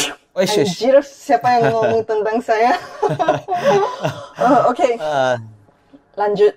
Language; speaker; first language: Indonesian; non-native, fluent; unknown